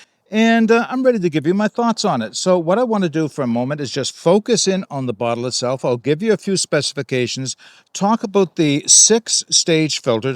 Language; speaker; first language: English; native; English